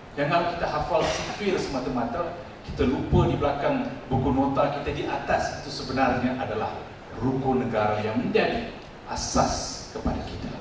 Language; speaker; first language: Malay; non-native, local second language; Tamil